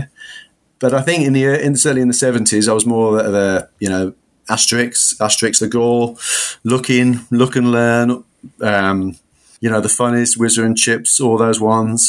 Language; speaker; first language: English; native; English